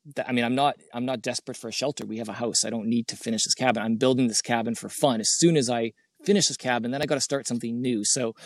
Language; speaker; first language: English; native; English